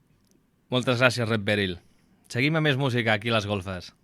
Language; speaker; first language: Catalan; native; Catalan